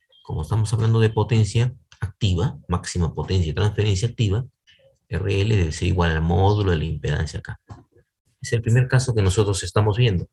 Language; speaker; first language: Spanish; native; Spanish